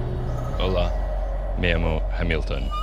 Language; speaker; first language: Spanish; non-native, learner; English